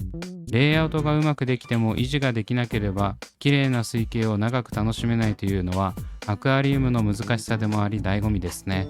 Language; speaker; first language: Japanese; native; Japanese